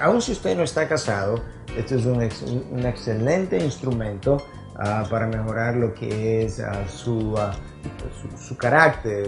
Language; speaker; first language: Spanish; native; Spanish